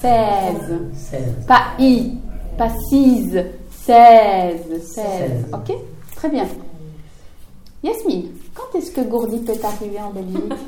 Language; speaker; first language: French; native; French